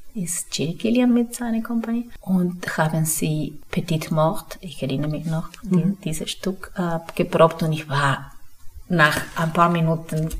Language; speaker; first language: German; non-native, fluent; Spanish